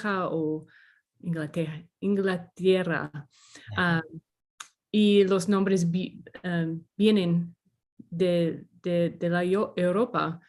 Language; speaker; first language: Spanish; non-native, learner; English